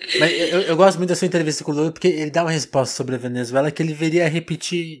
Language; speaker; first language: Portuguese; native; Portuguese